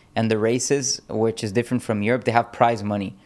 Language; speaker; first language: English; native; English